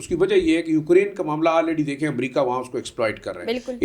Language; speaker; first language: Urdu; native; Urdu